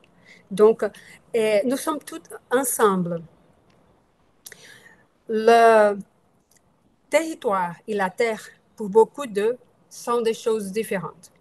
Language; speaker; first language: French; non-native, fluent; Portuguese